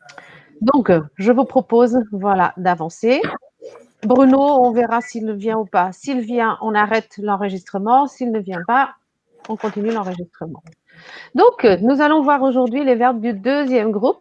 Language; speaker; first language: French; non-native, fluent; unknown